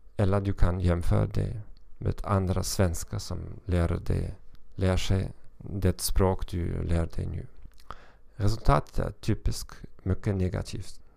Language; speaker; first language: Swedish; non-native, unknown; German